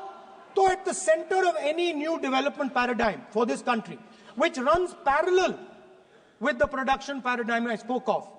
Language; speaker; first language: English; non-native, local second language; Hindi